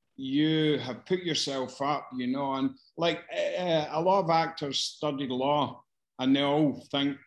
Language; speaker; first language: English; native; English